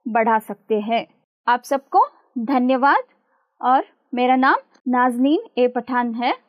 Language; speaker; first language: Hindi; non-native, local second language; Urdu